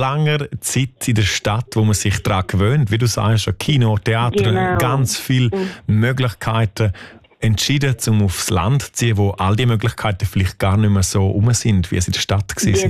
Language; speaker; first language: German; native; German